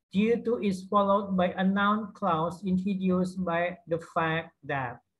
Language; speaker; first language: English; non-native, fluent; Indonesian